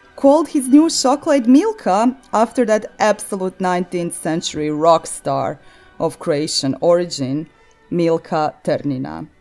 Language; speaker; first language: English; non-native, fluent; Croatian